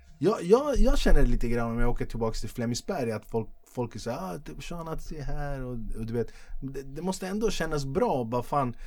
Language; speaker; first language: Swedish; early bilingual, other home language; Kurdish